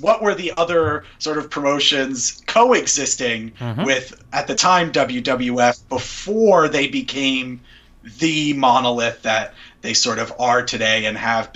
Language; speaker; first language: English; native; English